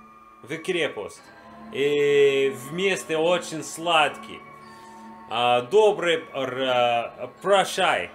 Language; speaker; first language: Russian; non-native, learner; English